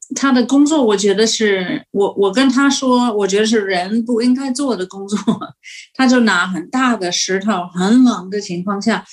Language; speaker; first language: Chinese; non-native, fluent; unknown